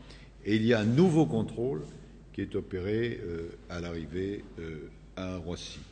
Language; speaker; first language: French; native; French